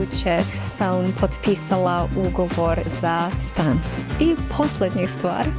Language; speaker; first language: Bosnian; non-native, fluent; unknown